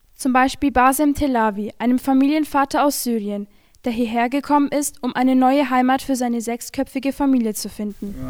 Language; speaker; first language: German; native; German